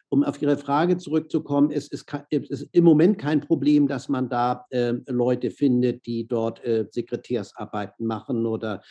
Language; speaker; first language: German; native; German